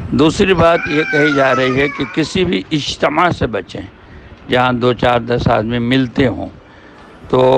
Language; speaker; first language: Urdu; native; Urdu